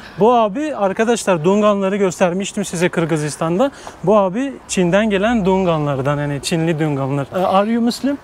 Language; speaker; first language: Turkish; native; Turkish